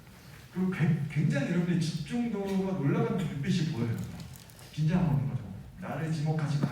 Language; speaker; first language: Korean; native; Korean